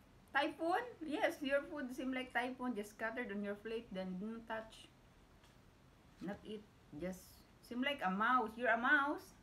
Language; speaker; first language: English; non-native, learner; Filipino